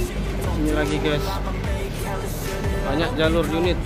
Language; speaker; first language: Indonesian; native; Indonesian